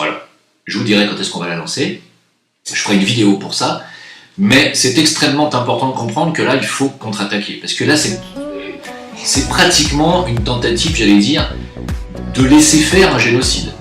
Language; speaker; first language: French; native; French